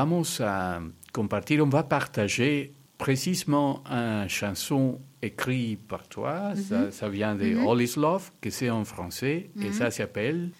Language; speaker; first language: French; non-native, fluent; Spanish